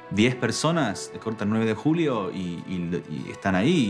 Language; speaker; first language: Spanish; non-native, fluent; English